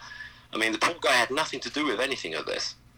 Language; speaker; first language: English; native; English